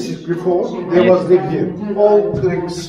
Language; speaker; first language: English; non-native, learner; Turkish